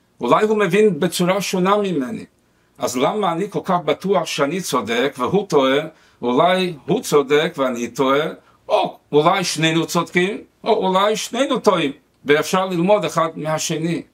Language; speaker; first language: Hebrew; non-native, fluent; Spanish